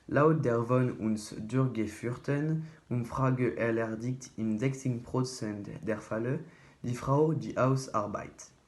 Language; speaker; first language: German; non-native, learner; French